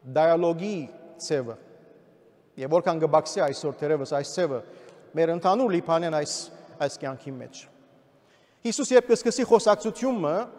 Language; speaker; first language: Armenian; early bilingual, heritage; Armenian